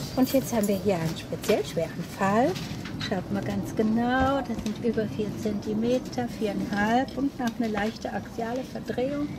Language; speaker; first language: German; native; German